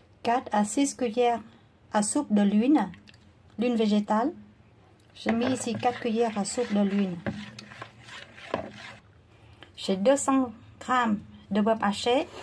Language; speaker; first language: French; non-native, learner; Vietnamese